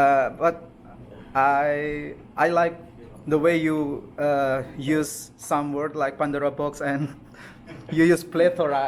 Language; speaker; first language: English; non-native, fluent; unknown